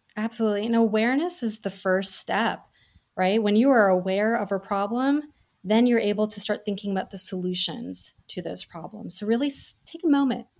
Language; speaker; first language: English; early bilingual, other home language; Gujarati